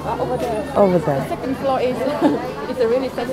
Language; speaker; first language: English; non-native, fluent; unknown